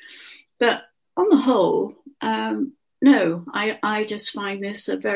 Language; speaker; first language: English; native; English